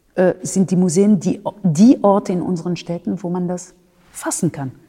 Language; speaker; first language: German; non-native, fluent; French